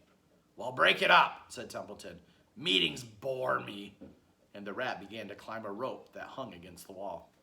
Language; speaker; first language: English; native; English